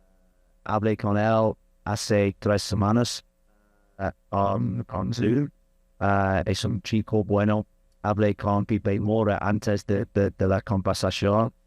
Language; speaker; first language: Spanish; non-native, learner; English